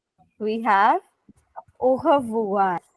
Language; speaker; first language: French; non-native, fluent; Hindi